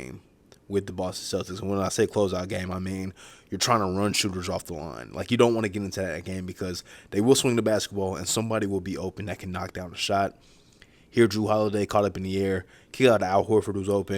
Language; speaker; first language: English; native; English